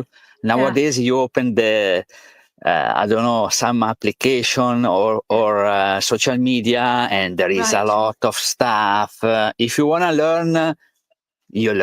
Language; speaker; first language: English; non-native, learner; Italian